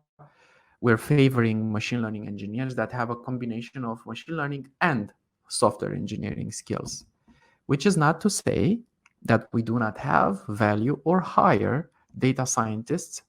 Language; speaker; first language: English; non-native, fluent; Romanian